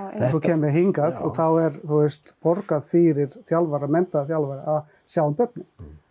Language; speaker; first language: Icelandic; non-native, fluent; Finnish